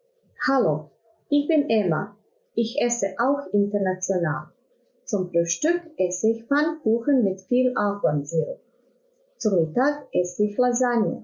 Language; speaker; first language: German; non-native, fluent; Croatian